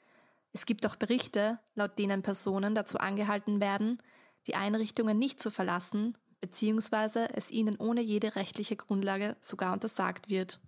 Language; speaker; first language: German; native; German